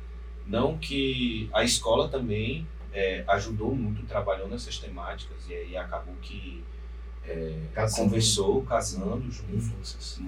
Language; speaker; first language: Portuguese; native; Portuguese